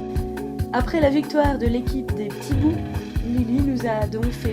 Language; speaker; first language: French; native; French